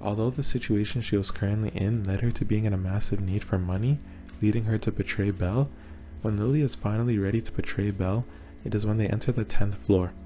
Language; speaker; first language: English; native; English